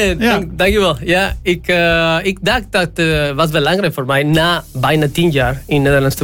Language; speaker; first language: Dutch; non-native, learner; Spanish